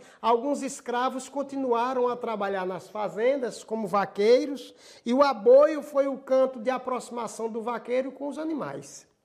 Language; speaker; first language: Portuguese; native; Portuguese